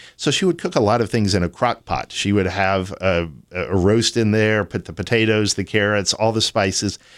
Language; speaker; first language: English; native; English